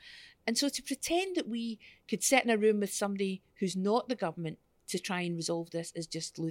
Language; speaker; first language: English; native; English